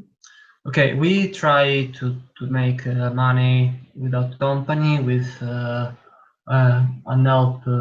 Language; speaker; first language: English; non-native, learner; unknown